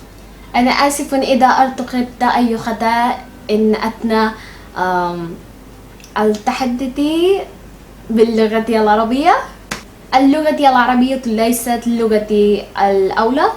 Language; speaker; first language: Arabic; non-native, local second language; Bangla